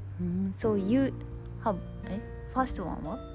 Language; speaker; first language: English; non-native, learner; Japanese